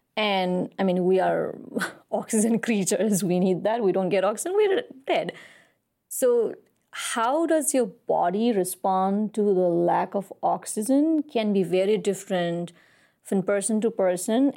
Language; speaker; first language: English; non-native, local second language; Nepali